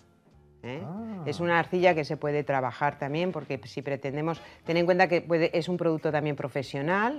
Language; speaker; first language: Spanish; native; Spanish